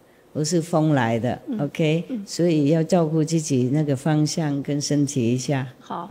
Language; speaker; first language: Chinese; non-native, fluent; Vietnamese